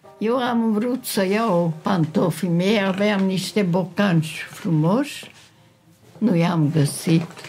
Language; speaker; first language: Romanian; non-native, local second language; Hungarian